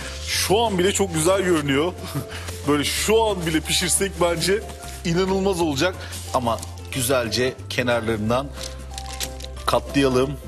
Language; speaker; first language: Turkish; native; Turkish